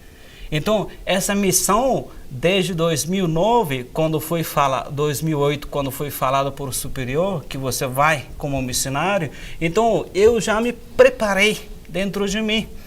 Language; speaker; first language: Portuguese; non-native, fluent; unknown